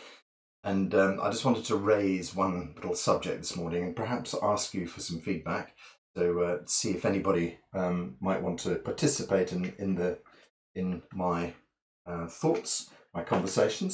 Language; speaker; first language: English; native; English